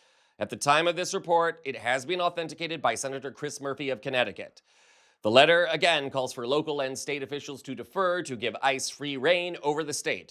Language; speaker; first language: English; native; English